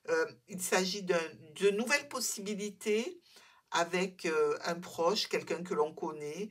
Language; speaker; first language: French; native; French